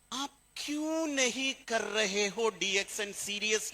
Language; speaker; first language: Hindi; non-native, local second language; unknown